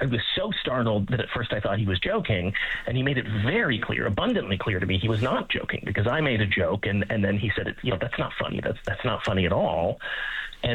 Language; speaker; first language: English; native; English